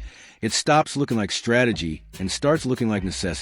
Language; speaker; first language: English; native; English